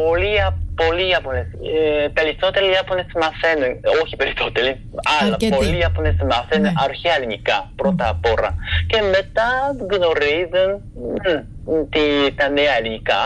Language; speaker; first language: Greek; non-native, fluent; Japanese